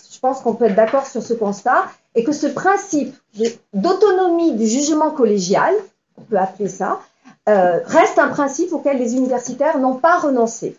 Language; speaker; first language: French; native; French